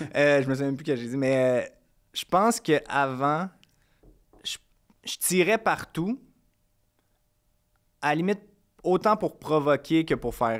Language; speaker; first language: French; native; French